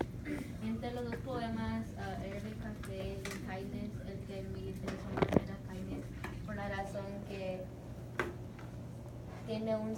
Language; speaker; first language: Spanish; early bilingual, heritage; Spanish